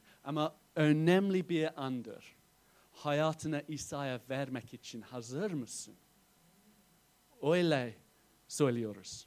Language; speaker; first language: Turkish; non-native, fluent; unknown